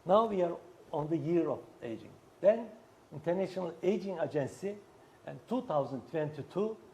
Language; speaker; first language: English; non-native, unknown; Turkish